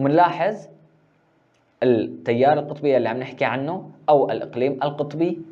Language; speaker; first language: Arabic; native; Arabic